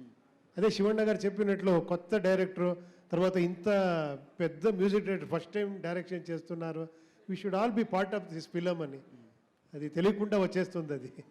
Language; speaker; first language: Telugu; non-native, local second language; Kannada